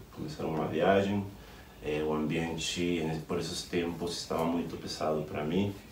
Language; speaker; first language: Portuguese; non-native, fluent; Spanish